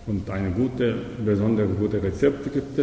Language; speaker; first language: German; non-native, learner; Japanese